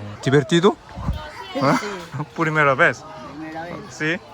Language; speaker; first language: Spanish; non-native, learner; Korean